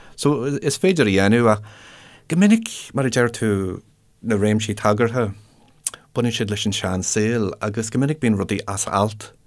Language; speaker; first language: Irish; non-native, local second language; English